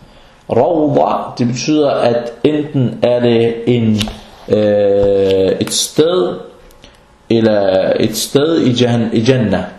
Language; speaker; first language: Danish; early bilingual, other home language; Arabic